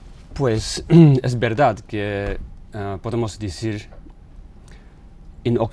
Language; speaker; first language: Spanish; non-native, learner; Tibetan